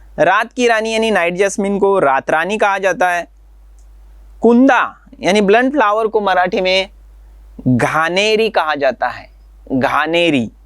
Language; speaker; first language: Hindi; non-native, local second language; Marathi